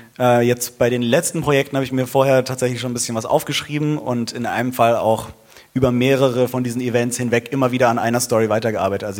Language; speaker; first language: German; native; German